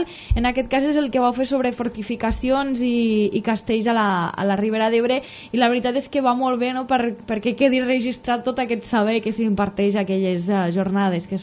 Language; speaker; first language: Catalan; native; Catalan